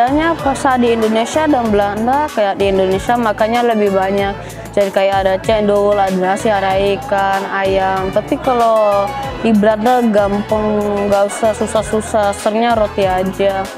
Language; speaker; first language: Indonesian; early bilingual, heritage; Indonesian